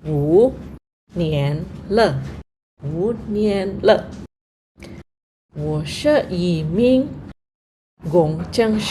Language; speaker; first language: Chinese; non-native, fluent; Indonesian